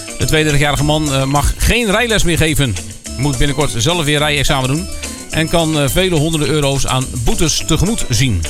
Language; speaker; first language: Dutch; native; Dutch